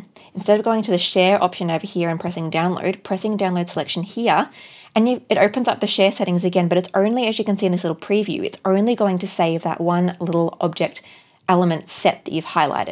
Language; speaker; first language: English; native; English